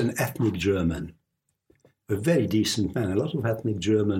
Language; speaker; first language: English; non-native, fluent; Hungarian